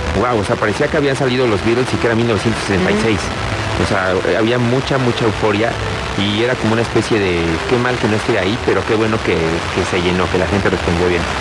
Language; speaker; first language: Spanish; native; Spanish